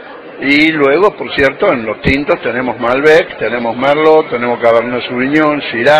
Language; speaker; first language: Spanish; native; Spanish